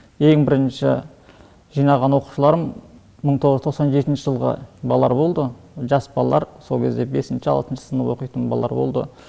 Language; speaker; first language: Kazakh; early bilingual, heritage; Kazakh